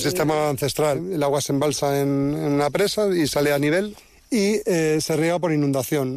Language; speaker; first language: Spanish; native; Spanish